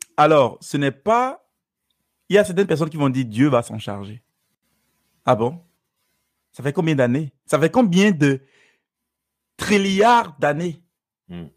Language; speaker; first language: French; non-native, local second language; Fon